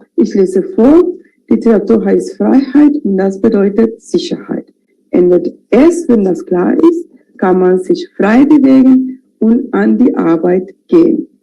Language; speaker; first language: German; non-native, fluent; Spanish